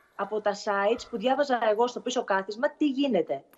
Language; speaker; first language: Greek; native; Greek